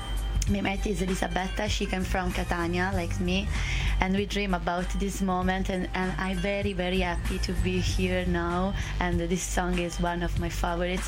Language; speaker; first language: English; non-native, learner; Italian